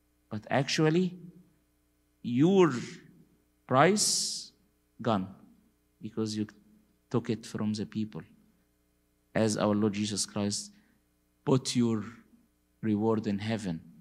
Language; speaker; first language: English; non-native, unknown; Arabic